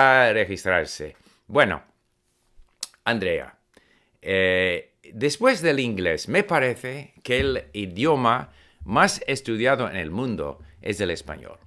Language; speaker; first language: Spanish; non-native, fluent; English